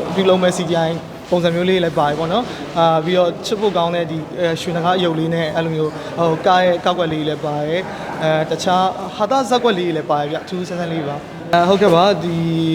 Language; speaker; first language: Burmese; native; Burmese